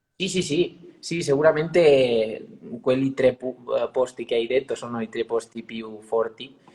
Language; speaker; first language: Italian; non-native, fluent; Spanish